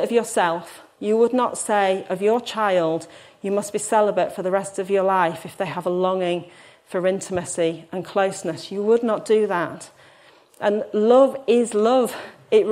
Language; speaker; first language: English; native; English